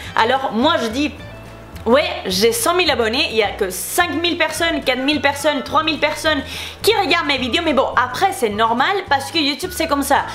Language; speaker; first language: French; non-native, fluent; Spanish